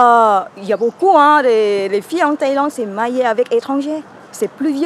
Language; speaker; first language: French; non-native, learner; Thai